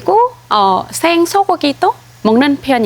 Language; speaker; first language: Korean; non-native, fluent; Khmer